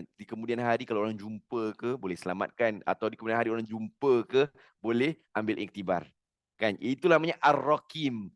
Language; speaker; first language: Malay; native; Malay